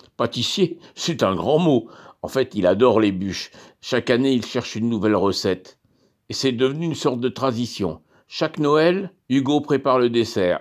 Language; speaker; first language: French; native; French